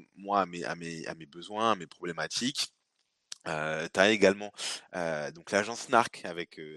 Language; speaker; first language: French; native; French